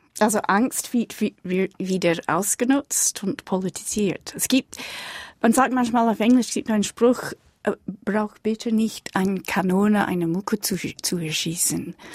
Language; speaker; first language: German; non-native, fluent; English